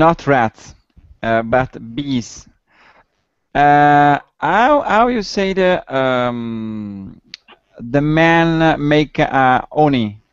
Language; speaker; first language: English; non-native, learner; Italian